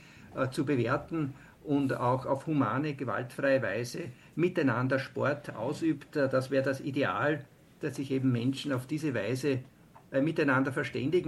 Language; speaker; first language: German; native; German